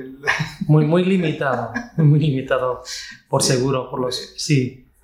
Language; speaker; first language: Spanish; early bilingual, heritage; Spanish